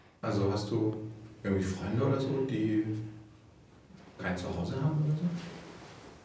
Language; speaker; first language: German; native; German